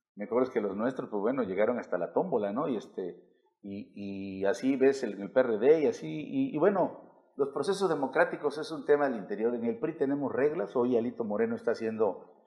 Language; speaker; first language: Spanish; native; Spanish